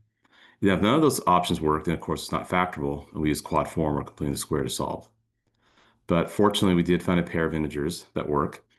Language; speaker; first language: English; native; English